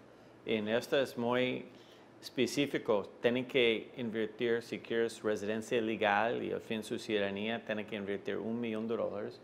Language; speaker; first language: Spanish; non-native, fluent; English